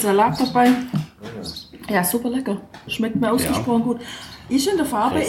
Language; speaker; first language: German; native; German